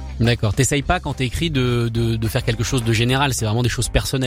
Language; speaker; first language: French; native; French